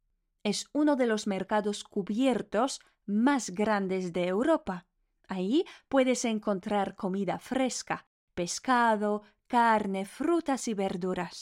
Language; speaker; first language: Spanish; non-native, fluent; Polish